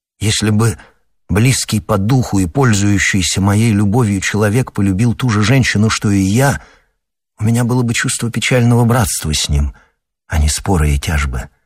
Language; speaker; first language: Russian; native; Russian